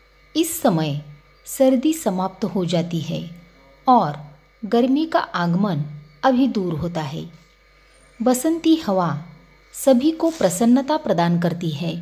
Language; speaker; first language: Hindi; non-native, local second language; Marathi